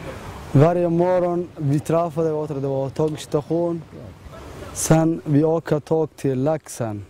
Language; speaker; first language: Swedish; non-native, learner; Somali